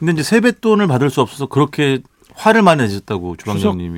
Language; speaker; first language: Korean; native; Korean